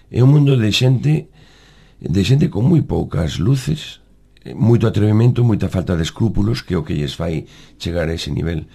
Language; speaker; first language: Galician; native; Galician